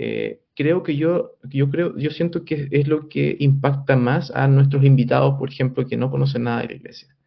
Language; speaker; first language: Spanish; native; Spanish